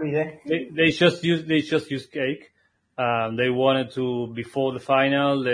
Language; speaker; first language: English; non-native, fluent; Spanish